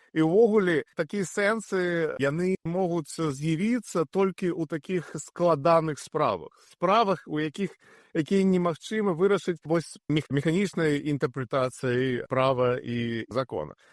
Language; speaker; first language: Belarusian; native; Belarusian